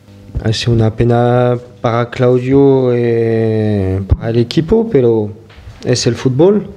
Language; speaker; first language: Spanish; non-native, fluent; French